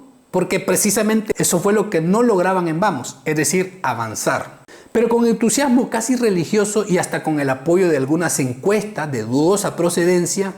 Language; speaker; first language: Spanish; native; Spanish